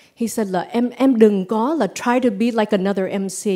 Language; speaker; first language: Vietnamese; early bilingual, heritage; Vietnamese